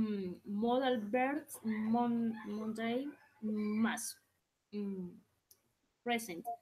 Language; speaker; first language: English; non-native, learner; Spanish